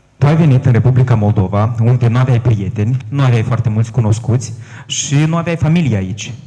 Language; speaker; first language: Romanian; native; Romanian